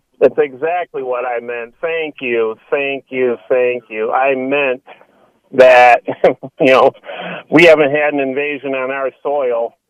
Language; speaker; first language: English; native; English